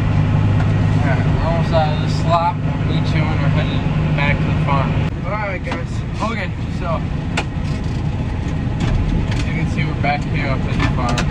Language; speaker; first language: English; native; English